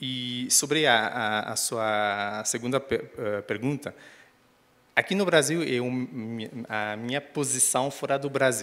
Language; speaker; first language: Portuguese; non-native, fluent; French